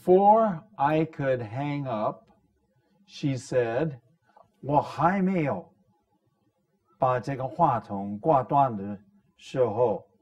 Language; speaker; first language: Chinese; non-native, fluent; English